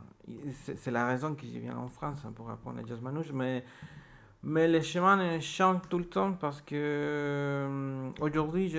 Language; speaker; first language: French; non-native, learner; Spanish